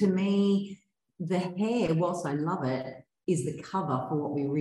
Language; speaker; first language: English; native; English